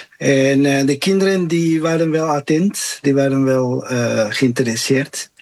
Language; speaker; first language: Dutch; non-native, fluent; Spanish